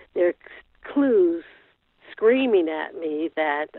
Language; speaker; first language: English; native; English